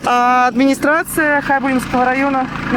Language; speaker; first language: Russian; native; Russian